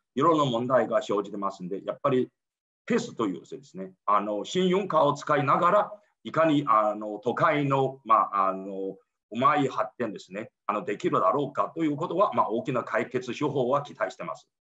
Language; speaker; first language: Japanese; non-native, fluent; Chinese